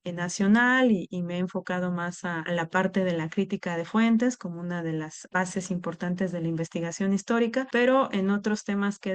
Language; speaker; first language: Spanish; native; Spanish